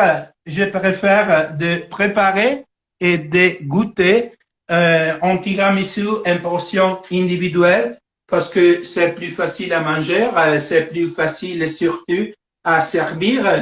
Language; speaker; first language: French; non-native, fluent; Italian